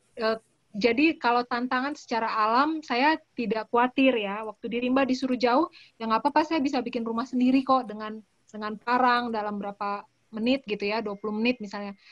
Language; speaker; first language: Indonesian; native; Indonesian